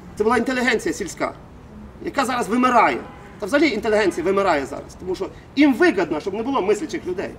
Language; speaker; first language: Ukrainian; native; Ukrainian